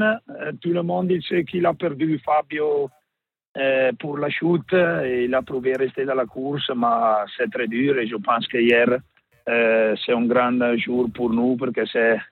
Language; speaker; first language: French; non-native, learner; Italian